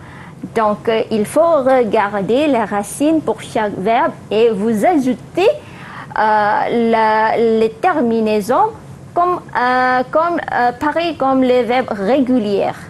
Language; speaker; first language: French; non-native, fluent; Malay